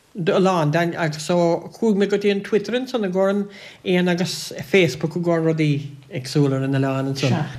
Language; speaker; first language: Irish; native; Irish